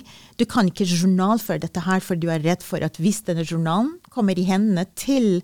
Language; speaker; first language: Norwegian; non-native, fluent; Persian